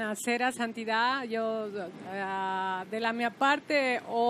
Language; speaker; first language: Italian; non-native, learner; Spanish